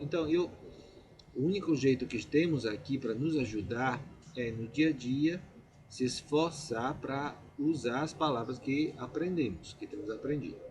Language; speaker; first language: Portuguese; non-native, fluent; Italian